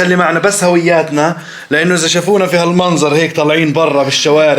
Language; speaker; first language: Arabic; native; Arabic